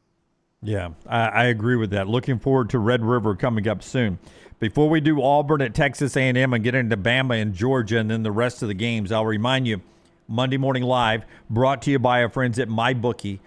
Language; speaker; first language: English; native; English